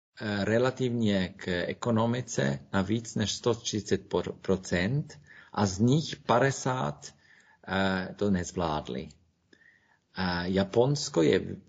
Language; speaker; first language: Czech; non-native, fluent; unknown